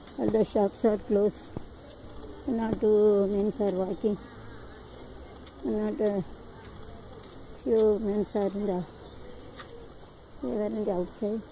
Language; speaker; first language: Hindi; non-native, local second language; Tamil